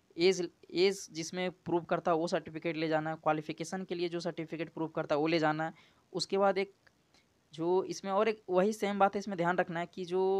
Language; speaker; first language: Hindi; native; Hindi